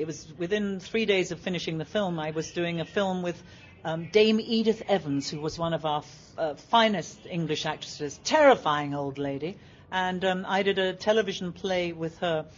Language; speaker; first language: English; native; English